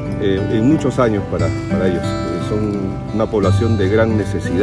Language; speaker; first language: Spanish; native; Spanish